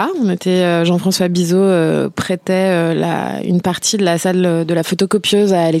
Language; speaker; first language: French; native; French